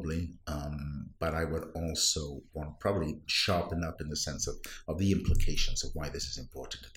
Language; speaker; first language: English; non-native, local second language; Welsh